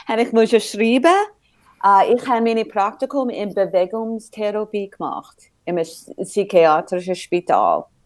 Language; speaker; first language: German; early bilingual, heritage; English